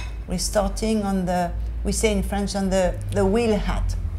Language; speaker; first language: English; non-native, fluent; French